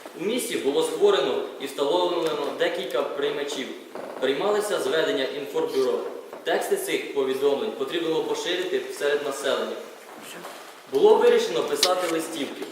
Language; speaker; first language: Ukrainian; native; Ukrainian